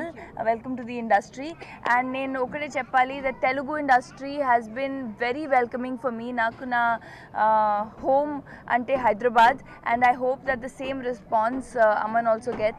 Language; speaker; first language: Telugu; non-native, fluent; Punjabi